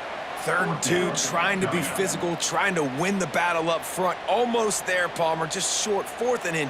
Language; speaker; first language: English; native; English